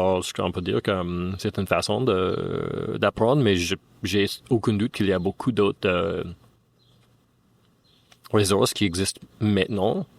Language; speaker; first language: French; non-native, fluent; English